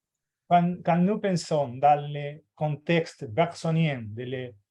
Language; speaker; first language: French; non-native, fluent; Portuguese